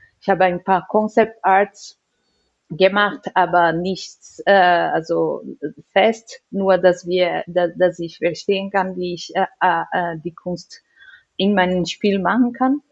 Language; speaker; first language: German; non-native, learner; Portuguese